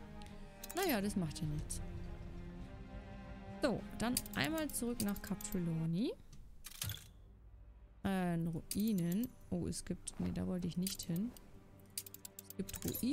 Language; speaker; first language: German; native; German